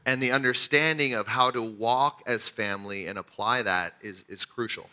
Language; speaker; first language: English; native; English